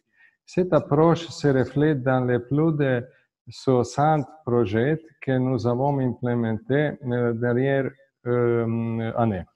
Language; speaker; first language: French; non-native, fluent; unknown